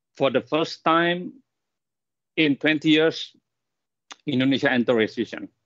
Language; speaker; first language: English; non-native, fluent; Indonesian